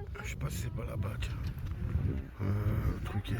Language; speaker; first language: French; native; French